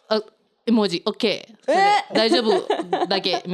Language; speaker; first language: Japanese; non-native, learner; Spanish